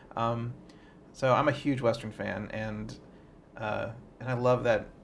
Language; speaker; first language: English; native; English